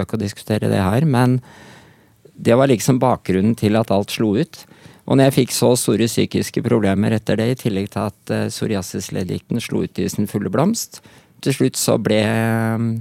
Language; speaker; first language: Norwegian; native; Norwegian